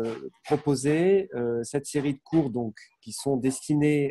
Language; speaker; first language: French; native; French